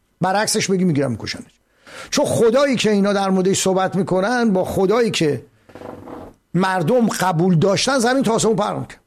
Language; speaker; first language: Persian; native; Persian